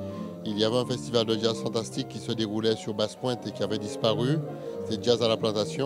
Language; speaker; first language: French; native; French